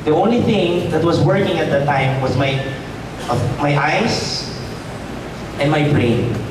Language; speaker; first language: English; non-native, local second language; Filipino